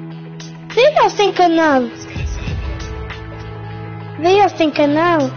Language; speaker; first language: German; non-native, learner; Portuguese